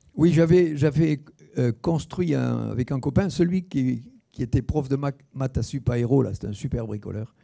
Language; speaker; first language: French; native; French